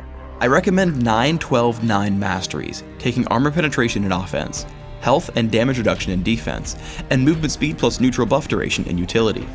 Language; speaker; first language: English; native; English